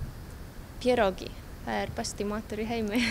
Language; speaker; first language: Icelandic; non-native, fluent; Polish